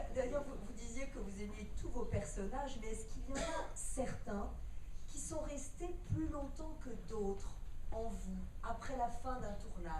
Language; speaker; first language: French; native; French